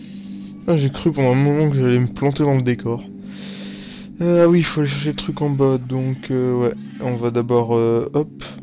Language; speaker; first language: French; native; French